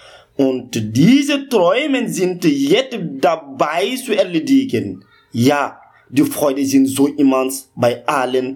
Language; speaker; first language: German; non-native, learner; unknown